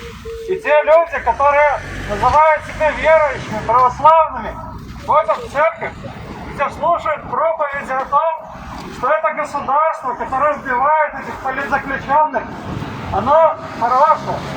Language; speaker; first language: Russian; native; Russian